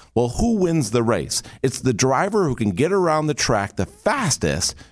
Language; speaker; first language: English; native; English